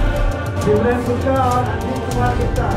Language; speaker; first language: Hindi; native; Hindi